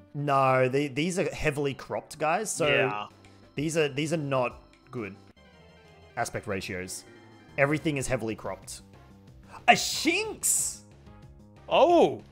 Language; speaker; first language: English; native; English